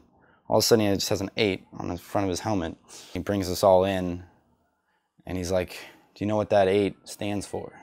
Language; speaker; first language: English; native; English